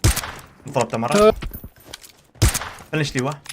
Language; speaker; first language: Arabic; native; Arabic